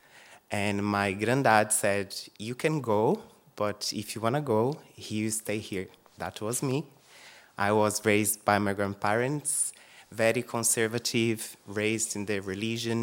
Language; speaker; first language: English; non-native, fluent; Portuguese